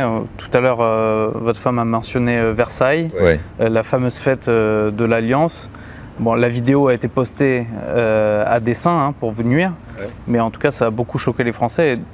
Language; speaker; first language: French; native; French